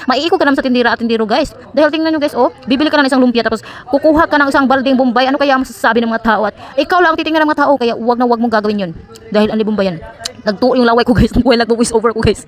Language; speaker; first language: Filipino; non-native, local second language; Cebuano